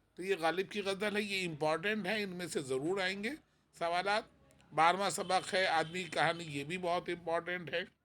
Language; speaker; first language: Urdu; native; Urdu